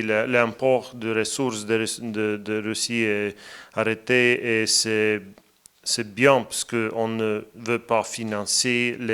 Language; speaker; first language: French; non-native, fluent; Latvian